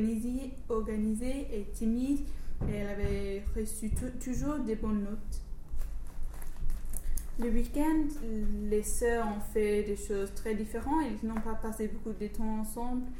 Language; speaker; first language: French; non-native, learner; English